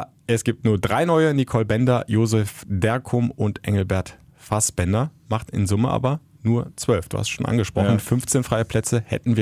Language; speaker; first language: German; native; German